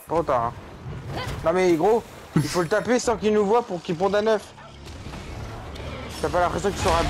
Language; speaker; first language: French; native; French